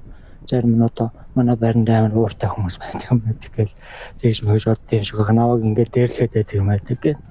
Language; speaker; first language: Mongolian; native; Mongolian